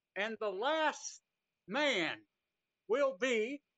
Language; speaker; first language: English; native; English